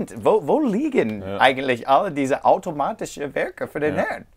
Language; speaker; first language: German; non-native, learner; English